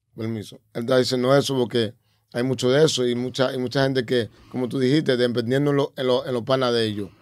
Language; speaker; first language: Spanish; early bilingual, heritage; Spanish